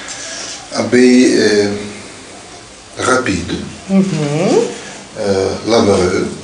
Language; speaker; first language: French; non-native, learner; Russian